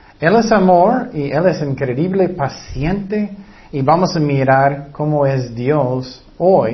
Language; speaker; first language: Spanish; non-native, fluent; English